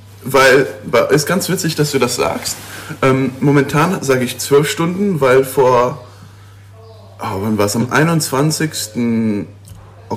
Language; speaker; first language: German; non-native, local second language; Luxembourgish